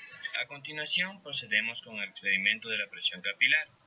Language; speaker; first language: Spanish; native; Spanish